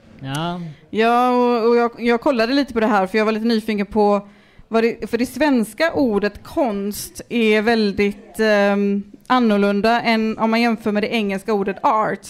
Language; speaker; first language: Swedish; native; Swedish